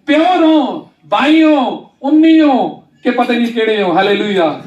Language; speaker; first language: Hindi; non-native, local second language; Punjabi